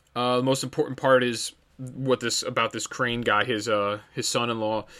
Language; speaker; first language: English; native; English